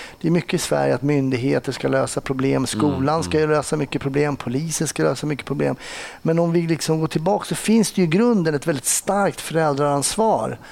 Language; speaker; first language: Swedish; native; Swedish